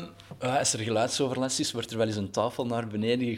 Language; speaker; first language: Dutch; native; Dutch